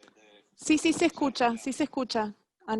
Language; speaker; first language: Spanish; native; Spanish